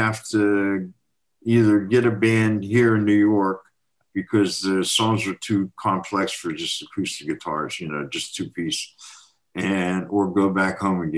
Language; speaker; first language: English; native; English